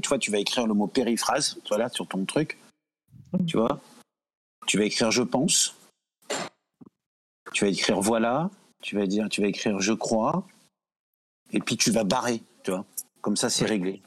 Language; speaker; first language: French; native; French